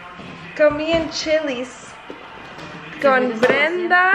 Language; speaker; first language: Spanish; early bilingual, heritage; Spanish